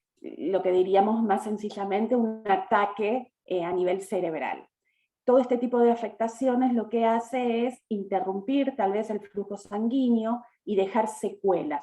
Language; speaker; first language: Spanish; native; Spanish